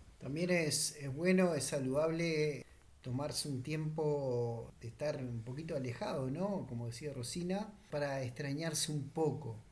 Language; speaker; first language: Spanish; native; Spanish